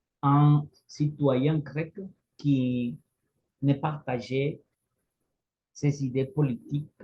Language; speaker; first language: French; non-native, fluent; Spanish